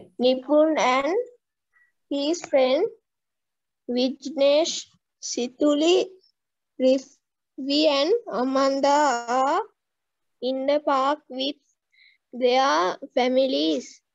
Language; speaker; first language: English; non-native, learner; Sinhala